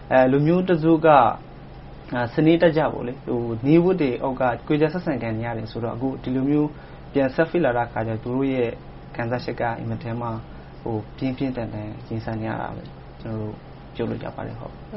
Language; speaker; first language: Burmese; non-native, local second language; Rohingya